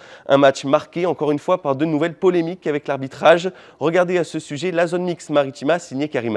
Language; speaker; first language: French; native; French